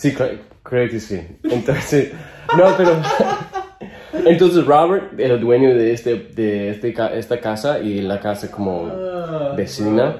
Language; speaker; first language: Spanish; non-native, fluent; English